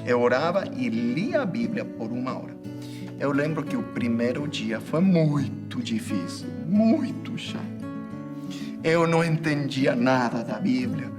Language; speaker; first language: Portuguese; non-native, fluent; English